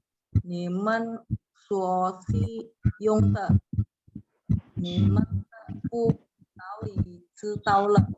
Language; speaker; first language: Chinese; non-native, learner; Indonesian